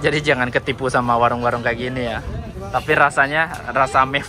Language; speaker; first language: Indonesian; native; Indonesian